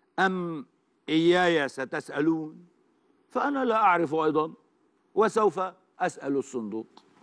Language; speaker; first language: Arabic; non-native, fluent; Turkish